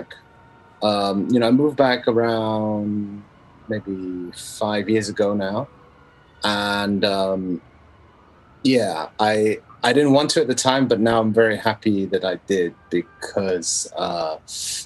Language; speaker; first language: English; non-native, local second language; Cantonese